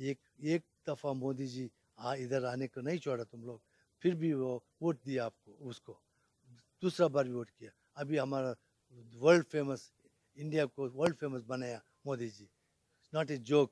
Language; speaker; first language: Hindi; non-native, local second language; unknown